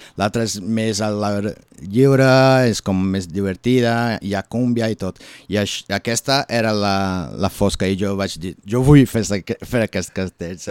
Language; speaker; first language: Catalan; non-native, learner; Portuguese